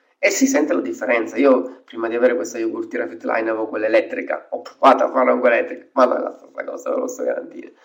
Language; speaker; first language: Italian; native; Italian